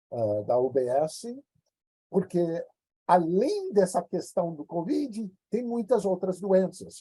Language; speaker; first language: Portuguese; non-native, fluent; English